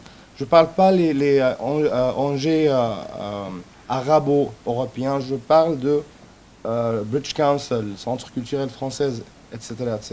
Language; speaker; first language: French; non-native, fluent; Arabic